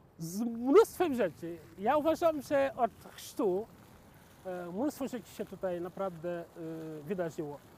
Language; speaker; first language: Polish; non-native, fluent; Wolof